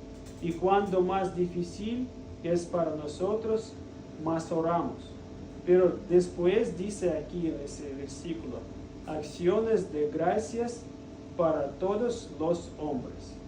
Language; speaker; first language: Spanish; non-native, fluent; Russian